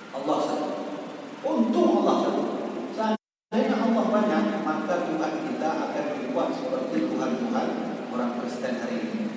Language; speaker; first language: Malay; non-native, local second language; Achinese